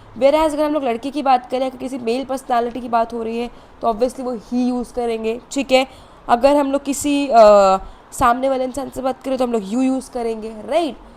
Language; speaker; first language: Hindi; native; Hindi